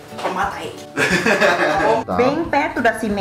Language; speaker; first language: Portuguese; non-native, learner; Thai